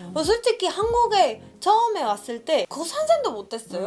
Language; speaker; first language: Korean; non-native, fluent; Spanish